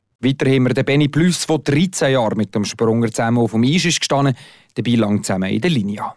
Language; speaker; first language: German; native; German